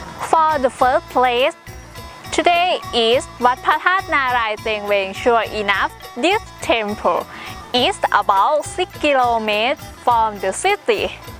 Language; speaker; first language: English; non-native, learner; Thai